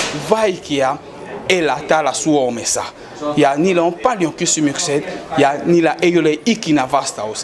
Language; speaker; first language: Finnish; non-native, fluent; Lingala